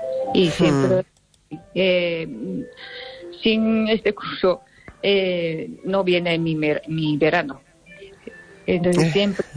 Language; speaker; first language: Spanish; non-native, learner; Japanese